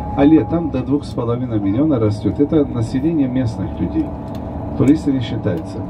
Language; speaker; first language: Russian; non-native, fluent; Turkish